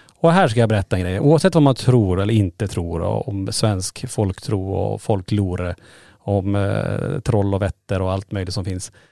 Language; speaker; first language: Swedish; native; Swedish